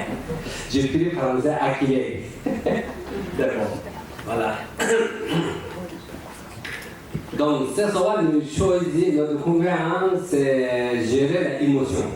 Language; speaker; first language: French; non-native, learner; Tibetan